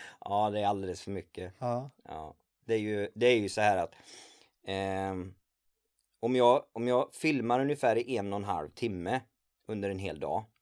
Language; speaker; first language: Swedish; native; Swedish